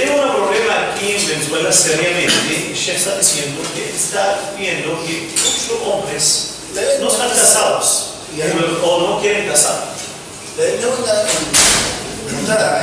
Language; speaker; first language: Spanish; non-native, fluent; Arabic